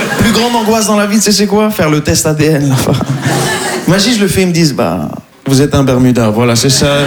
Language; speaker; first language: French; non-native, local second language; Arabic